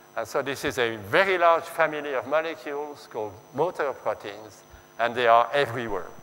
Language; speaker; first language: English; non-native, fluent; French